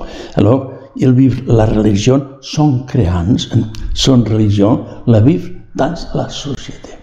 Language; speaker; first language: French; non-native, learner; Catalan